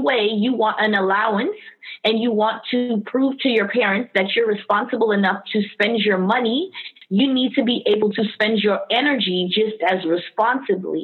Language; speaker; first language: English; native; English